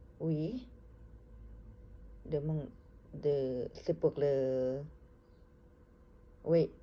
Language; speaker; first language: French; non-native, learner; Thai